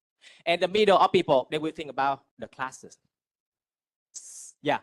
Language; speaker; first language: English; non-native, fluent; Vietnamese